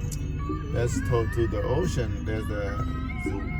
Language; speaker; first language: English; non-native, learner; Khmer